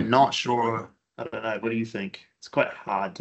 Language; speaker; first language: English; native; English